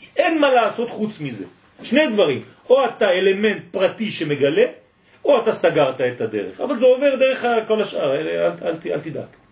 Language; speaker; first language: Hebrew; non-native, fluent; French